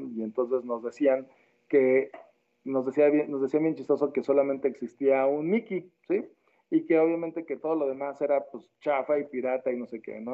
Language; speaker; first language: Spanish; native; Spanish